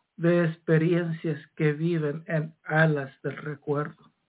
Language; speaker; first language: Spanish; native; Spanish